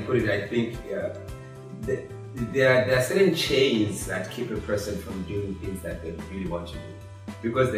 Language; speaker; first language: English; non-native, local second language; Shona